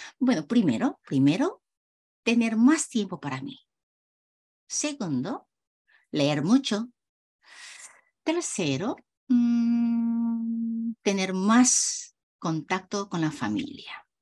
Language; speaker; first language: Spanish; non-native, fluent; Korean